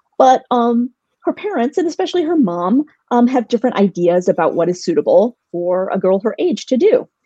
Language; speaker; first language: English; early bilingual, other home language; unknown